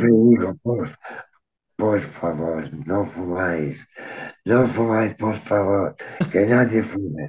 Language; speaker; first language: Spanish; non-native, fluent; Italian